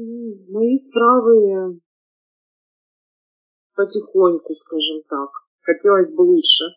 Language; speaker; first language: Ukrainian; non-native, local second language; Russian